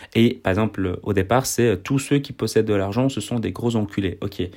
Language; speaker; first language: French; native; French